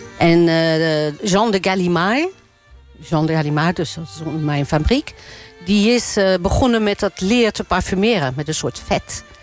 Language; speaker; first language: Dutch; native; Dutch